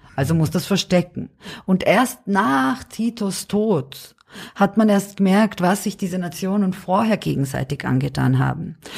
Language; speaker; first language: German; early bilingual, other home language; Serbian